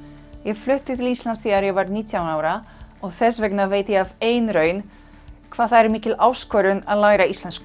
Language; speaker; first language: Icelandic; non-native, fluent; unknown